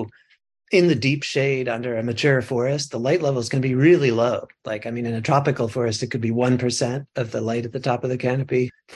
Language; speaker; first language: English; native; English